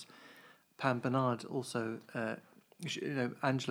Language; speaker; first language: English; native; English